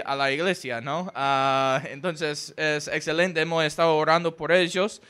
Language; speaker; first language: Spanish; non-native, fluent; English